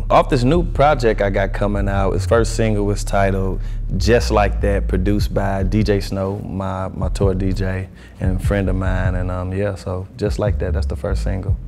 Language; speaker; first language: English; native; English